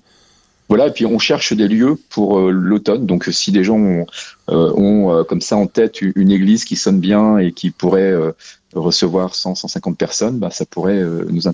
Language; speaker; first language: French; native; French